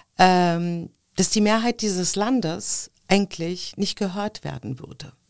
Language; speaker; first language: German; early bilingual, other home language; Turkish